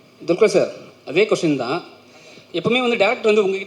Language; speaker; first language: Tamil; native; Tamil